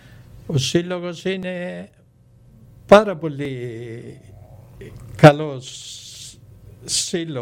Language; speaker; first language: Greek; early bilingual, other home language; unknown